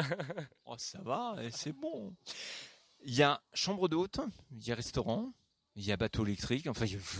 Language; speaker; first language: French; native; French